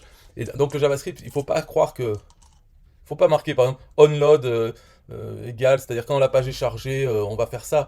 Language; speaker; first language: French; native; French